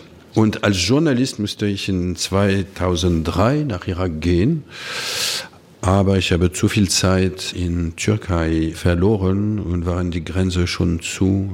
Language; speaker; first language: German; non-native, fluent; French